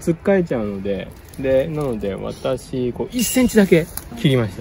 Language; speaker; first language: Japanese; native; Japanese